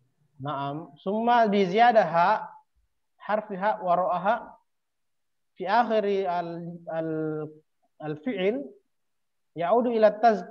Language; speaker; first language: Arabic; non-native, fluent; Indonesian